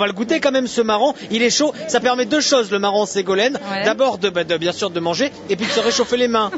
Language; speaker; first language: French; native; French